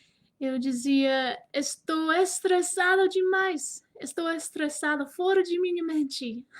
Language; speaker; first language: Portuguese; non-native, fluent; English